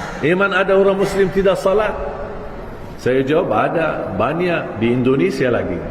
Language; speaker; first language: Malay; non-native, fluent; Arabic